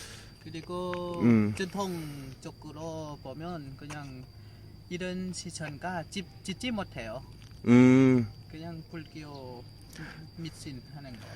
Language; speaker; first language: Korean; non-native, learner; Lao